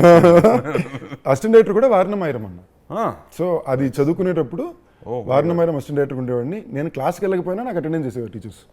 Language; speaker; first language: Telugu; native; Telugu